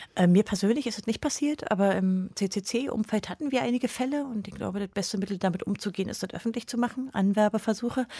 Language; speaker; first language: German; native; German